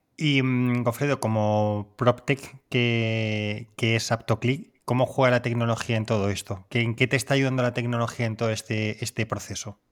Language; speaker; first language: Spanish; native; Spanish